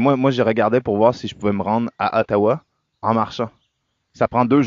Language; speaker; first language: French; native; French